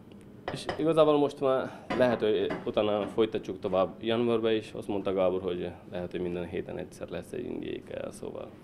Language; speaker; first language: Hungarian; non-native, learner; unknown